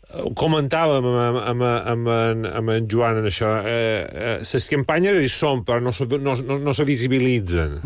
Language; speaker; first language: Catalan; native; Catalan